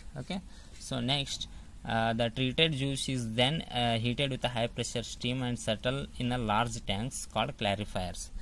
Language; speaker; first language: English; non-native, local second language; Kannada